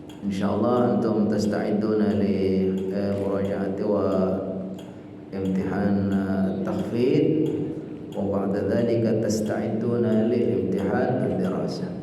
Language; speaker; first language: Arabic; non-native, fluent; Indonesian